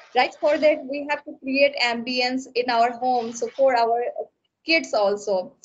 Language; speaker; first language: English; non-native, local second language; Assamese